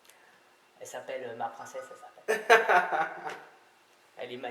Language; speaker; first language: French; native; French